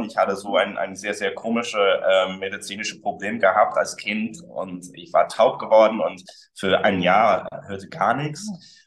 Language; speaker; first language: German; early bilingual, other home language; English